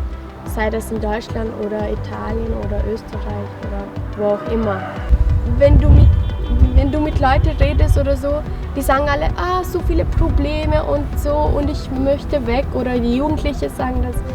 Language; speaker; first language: German; non-native, fluent; Albanian